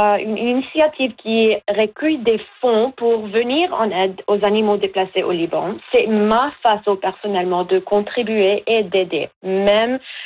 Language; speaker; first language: French; non-native, local second language; Arabic